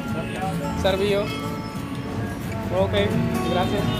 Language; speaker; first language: Spanish; non-native, learner; Hindi